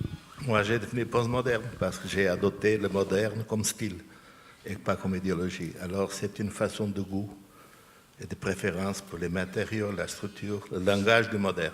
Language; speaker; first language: French; non-native, fluent; Portuguese